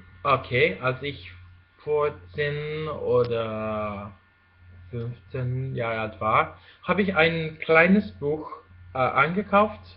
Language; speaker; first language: German; non-native, fluent; Spanish